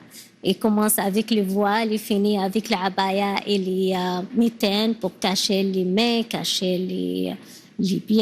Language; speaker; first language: French; non-native, learner; Arabic